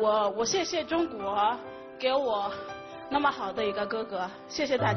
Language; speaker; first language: Chinese; non-native, fluent; Akan